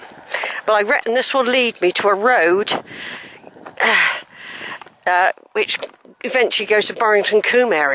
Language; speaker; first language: English; native; English